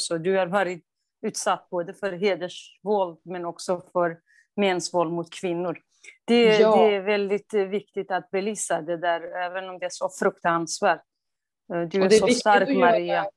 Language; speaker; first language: Swedish; non-native, fluent; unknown